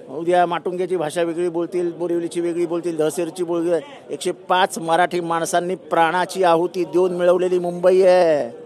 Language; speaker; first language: Marathi; native; Marathi